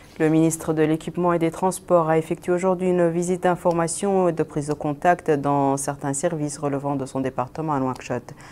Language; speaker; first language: French; non-native, local second language; Arabic